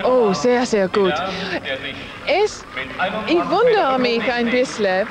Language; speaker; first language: German; non-native, learner; English